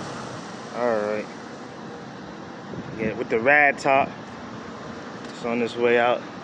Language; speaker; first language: English; native; English